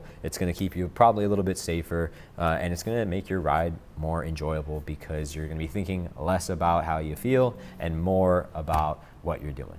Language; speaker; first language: English; native; English